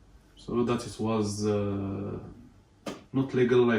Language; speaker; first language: English; non-native, learner; Arabic